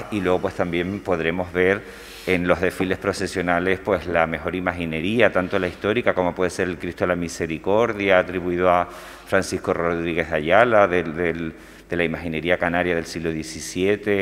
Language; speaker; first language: Spanish; native; Spanish